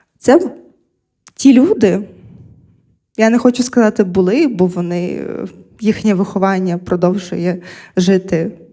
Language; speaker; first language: Ukrainian; non-native, local second language; Russian